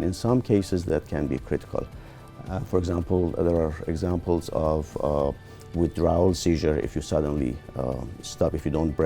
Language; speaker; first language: English; non-native, fluent; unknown